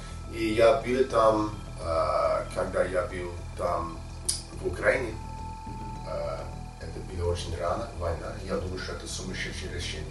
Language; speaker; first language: Russian; non-native, learner; English